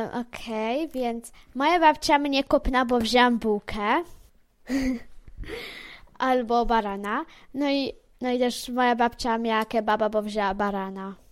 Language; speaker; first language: Polish; early bilingual, heritage; Polish